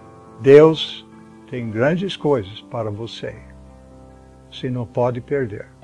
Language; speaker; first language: Portuguese; non-native, fluent; English